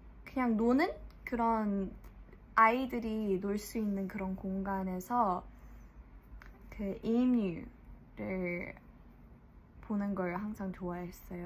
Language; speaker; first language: Korean; early bilingual, heritage; English